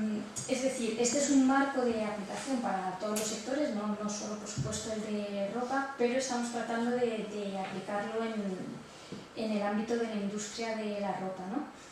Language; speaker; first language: Spanish; native; Spanish